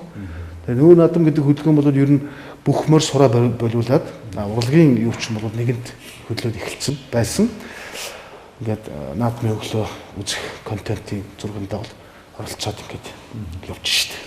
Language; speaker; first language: Mongolian; native; Mongolian